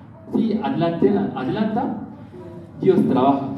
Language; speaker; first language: Spanish; non-native, learner; Korean